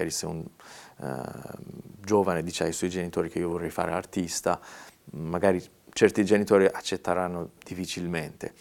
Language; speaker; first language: Italian; non-native, fluent; Persian